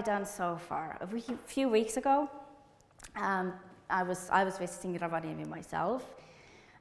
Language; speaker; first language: English; non-native, fluent; Finnish